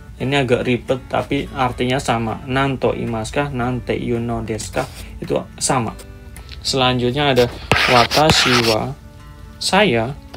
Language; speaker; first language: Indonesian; native; Indonesian